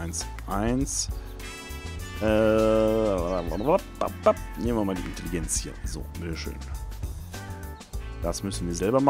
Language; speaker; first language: German; native; German